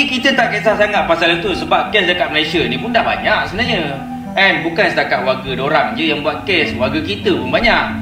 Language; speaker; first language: Malay; native; Malay